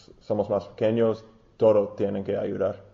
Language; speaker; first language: Spanish; non-native, learner; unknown